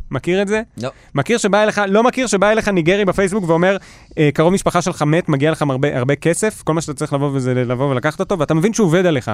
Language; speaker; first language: Hebrew; native; Hebrew